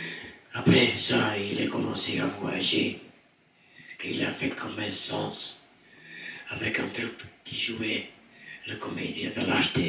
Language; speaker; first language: French; non-native, fluent; Dutch